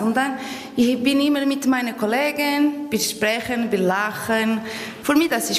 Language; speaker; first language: German; non-native, learner; Portuguese